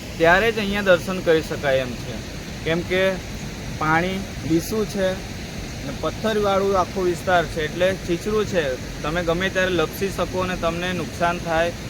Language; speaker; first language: Gujarati; native; Gujarati